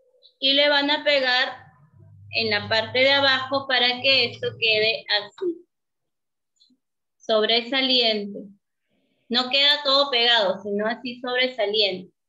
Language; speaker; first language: Spanish; native; Spanish